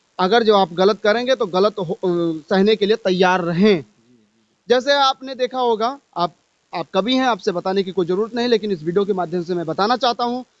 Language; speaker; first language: Hindi; native; Hindi